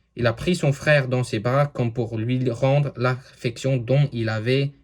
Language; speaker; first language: French; non-native, learner; English